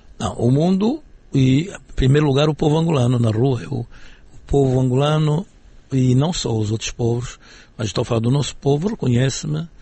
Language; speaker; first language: Portuguese; native; Portuguese